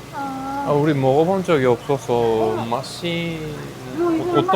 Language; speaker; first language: Korean; non-native, learner; Uzbek